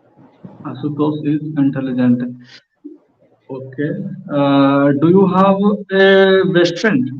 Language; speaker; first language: English; non-native, local second language; Odia